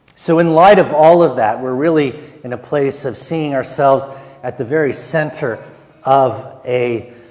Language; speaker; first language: English; native; English